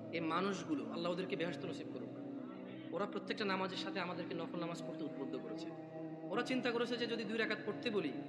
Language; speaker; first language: Bangla; early bilingual, heritage; Bangla